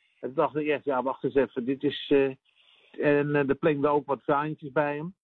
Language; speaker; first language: Dutch; native; Dutch